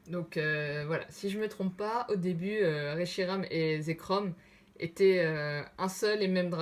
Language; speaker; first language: French; native; French